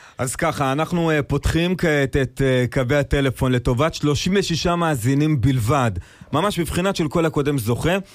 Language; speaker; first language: Hebrew; native; Hebrew